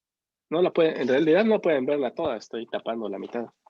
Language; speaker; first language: Spanish; native; Spanish